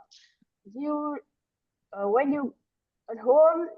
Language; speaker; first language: English; non-native, learner; Vietnamese